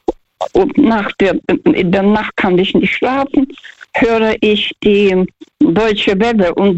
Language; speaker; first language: German; early bilingual, heritage; Russian